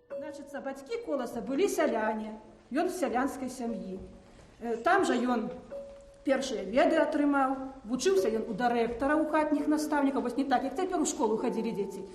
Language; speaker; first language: Belarusian; native; Belarusian